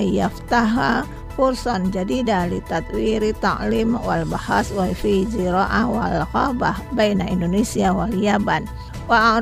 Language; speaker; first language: Arabic; non-native, learner; Indonesian